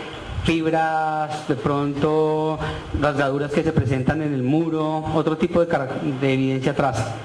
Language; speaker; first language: Spanish; native; Spanish